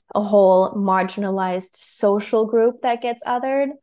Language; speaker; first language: English; non-native, fluent; German